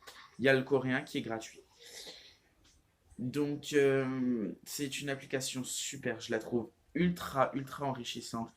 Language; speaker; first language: French; native; French